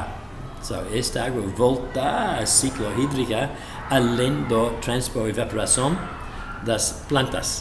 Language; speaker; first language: Portuguese; non-native, fluent; English